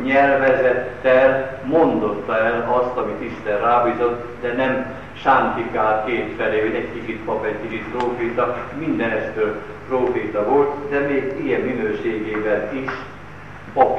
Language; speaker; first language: Hungarian; native; Hungarian